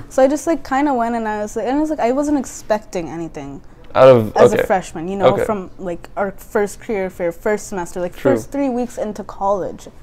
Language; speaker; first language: English; native; English